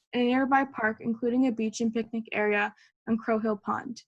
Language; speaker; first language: English; native; English